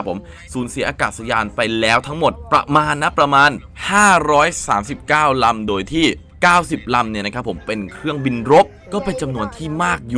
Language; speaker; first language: Thai; native; Thai